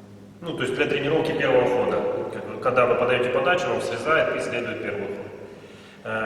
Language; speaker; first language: Russian; native; Russian